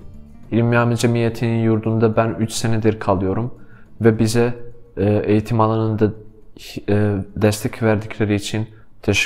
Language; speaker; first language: Turkish; non-native, fluent; Bosnian